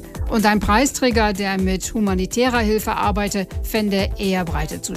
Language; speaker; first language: German; native; German